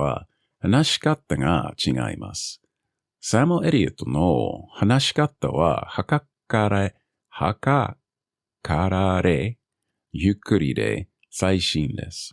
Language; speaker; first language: Japanese; non-native, learner; English